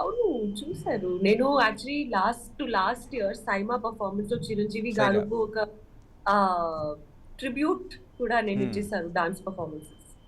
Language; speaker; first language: Telugu; non-native, learner; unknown